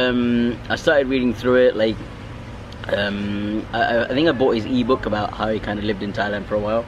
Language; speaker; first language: English; native; English